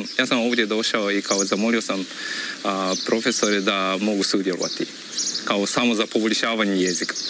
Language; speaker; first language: Croatian; non-native, fluent; Japanese